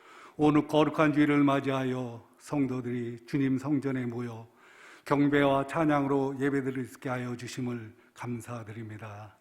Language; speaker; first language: Korean; native; Korean